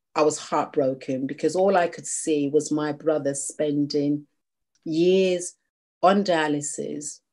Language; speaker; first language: English; native; English